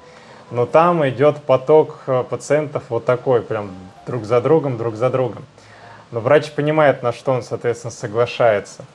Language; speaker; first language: Russian; native; Russian